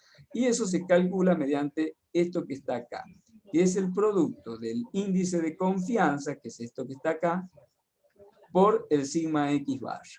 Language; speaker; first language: Spanish; native; Spanish